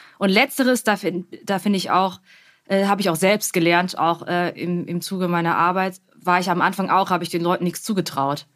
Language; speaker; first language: German; early bilingual, other home language; Vietnamese